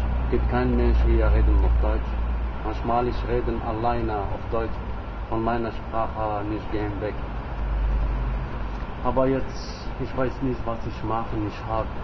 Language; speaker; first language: German; non-native, learner; Arabic